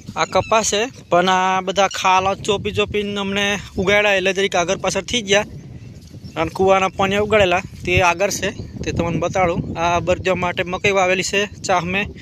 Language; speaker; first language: Gujarati; non-native, local second language; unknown